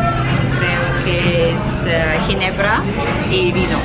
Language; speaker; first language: Spanish; non-native, learner; Russian